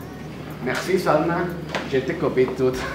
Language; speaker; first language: French; non-native, learner; Spanish